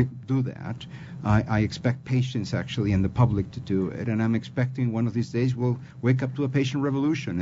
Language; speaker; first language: English; non-native, fluent; Spanish